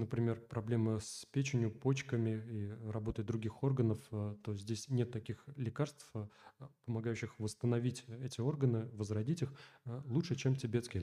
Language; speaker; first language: Russian; native; Russian